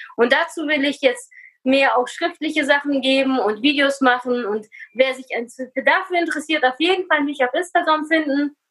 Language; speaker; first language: German; early bilingual, other home language; Russian